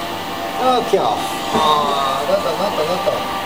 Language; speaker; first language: English; non-native, learner; Japanese